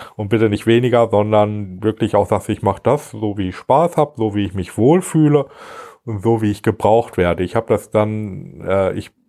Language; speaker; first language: German; native; German